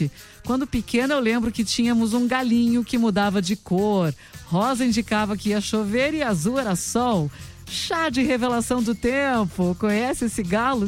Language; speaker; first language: Portuguese; native; Portuguese